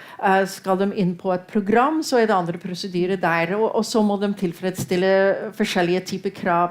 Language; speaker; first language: Norwegian; non-native, fluent; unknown